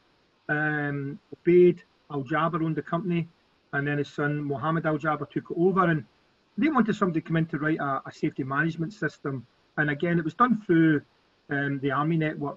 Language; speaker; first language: English; native; English